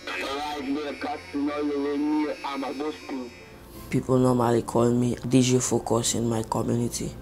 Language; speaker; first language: English; non-native, local second language; Krio